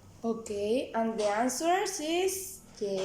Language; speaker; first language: English; non-native, learner; Spanish